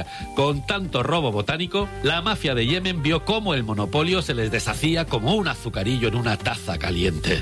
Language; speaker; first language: Spanish; native; Spanish